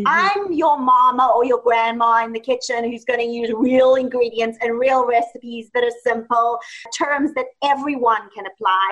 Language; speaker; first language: English; native; English